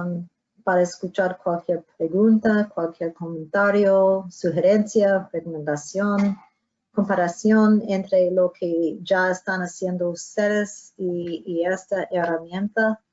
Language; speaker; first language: Spanish; non-native, fluent; English